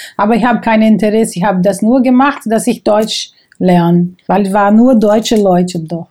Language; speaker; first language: German; non-native, fluent; Portuguese